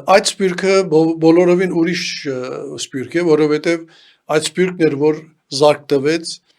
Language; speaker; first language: Armenian; early bilingual, heritage; Armenian